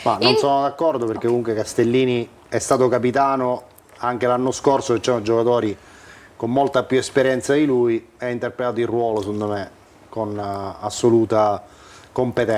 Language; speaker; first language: Italian; native; Italian